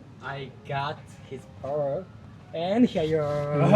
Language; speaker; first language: English; non-native, learner; Japanese